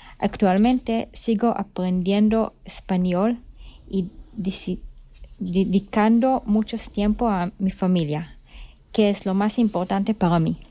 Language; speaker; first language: Spanish; non-native, learner; Hebrew